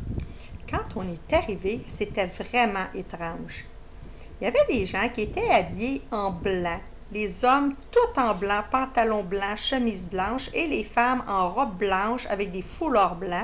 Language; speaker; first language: French; native; French